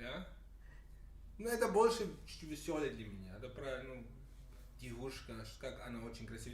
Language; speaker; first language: Russian; non-native, learner; English